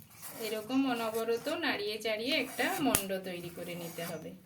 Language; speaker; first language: Bangla; native; Bangla